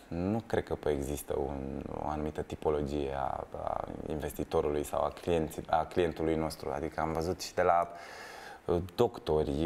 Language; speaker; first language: Romanian; native; Romanian